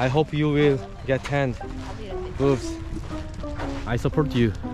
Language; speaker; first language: English; non-native, learner; Korean